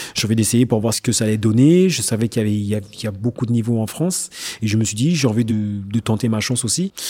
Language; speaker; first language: French; native; French